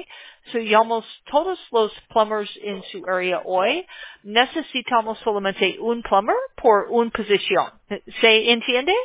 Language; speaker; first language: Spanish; non-native, learner; English